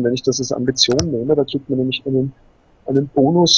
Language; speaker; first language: German; native; German